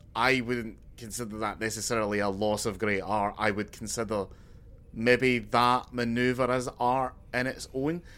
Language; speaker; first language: English; native; English